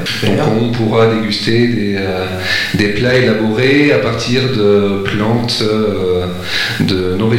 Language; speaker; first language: French; native; French